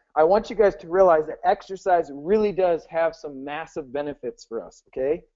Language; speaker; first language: English; native; English